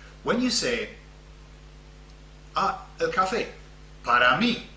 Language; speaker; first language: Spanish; non-native, fluent; English